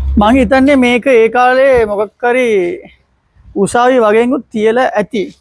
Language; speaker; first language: Sinhala; non-native, local second language; Tamil